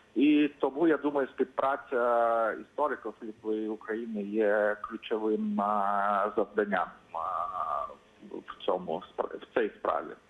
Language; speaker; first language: Ukrainian; non-native, fluent; Lithuanian